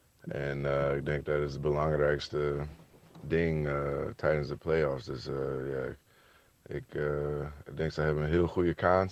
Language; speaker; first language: Dutch; non-native, fluent; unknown